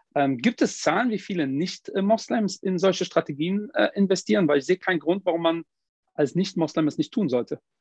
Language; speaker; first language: German; early bilingual, other home language; Portuguese